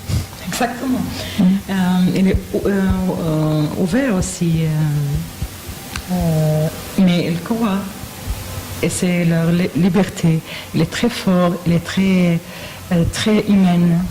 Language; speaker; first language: French; non-native, learner; Arabic